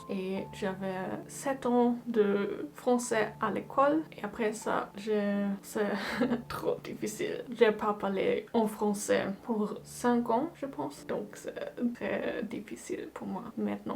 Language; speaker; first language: French; non-native, learner; German